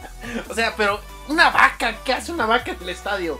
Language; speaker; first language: Spanish; native; Spanish